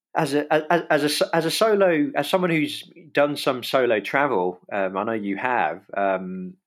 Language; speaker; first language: English; native; English